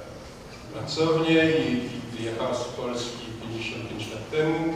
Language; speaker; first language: Polish; early bilingual, heritage; French